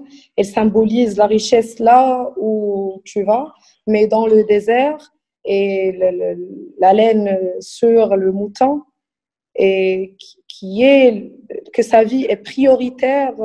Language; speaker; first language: French; non-native, local second language; Arabic